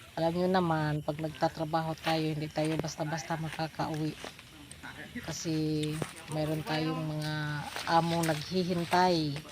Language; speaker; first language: Filipino; non-native, local second language; Cebuano